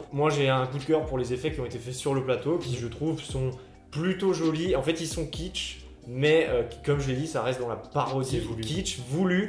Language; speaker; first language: French; native; French